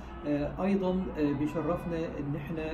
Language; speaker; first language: Arabic; native; Arabic